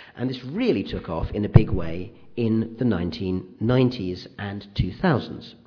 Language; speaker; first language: English; native; English